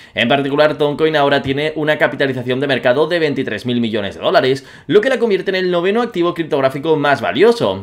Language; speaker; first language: Spanish; native; Spanish